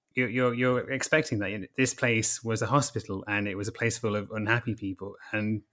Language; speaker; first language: English; native; English